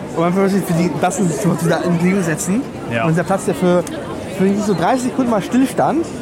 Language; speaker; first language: German; early bilingual, other home language; Polish